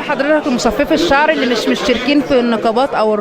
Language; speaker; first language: Arabic; native; Arabic